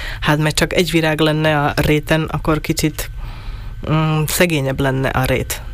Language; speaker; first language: Hungarian; non-native, local second language; Slovak